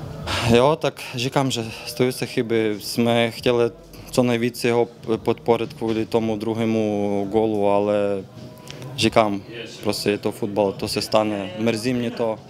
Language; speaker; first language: Czech; non-native, fluent; Ukrainian